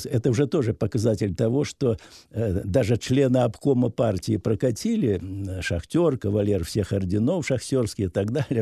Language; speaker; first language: Russian; native; Russian